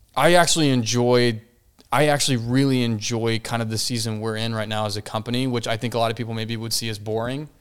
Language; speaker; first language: English; native; English